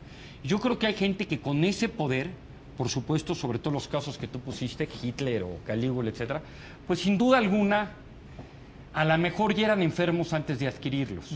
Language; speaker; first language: Spanish; native; Spanish